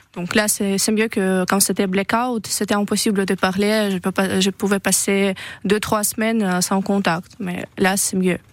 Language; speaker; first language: French; non-native, learner; Russian